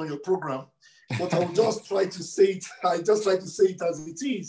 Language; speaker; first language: English; non-native, local second language; Yoruba